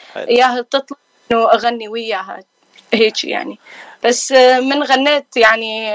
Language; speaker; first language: Arabic; native; Arabic